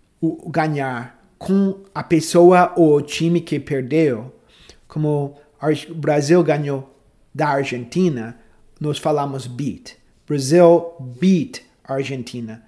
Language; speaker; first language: Portuguese; non-native, fluent; English